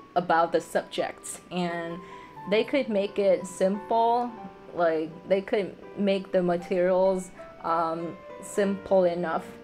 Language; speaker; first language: English; non-native, fluent; Vietnamese